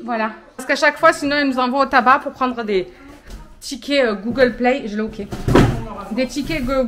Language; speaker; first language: French; native; French